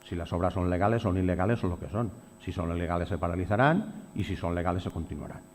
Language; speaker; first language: Spanish; non-native, local second language; Catalan